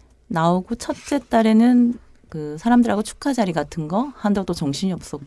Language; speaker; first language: Korean; native; Korean